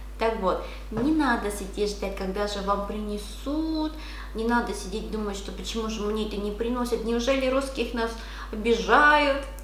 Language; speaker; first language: Russian; non-native, fluent; Korean